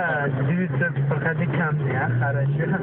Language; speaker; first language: Russian; non-native, learner; Uzbek